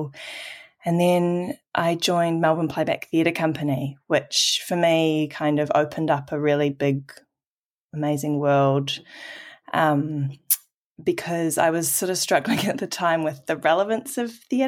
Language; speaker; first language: English; native; English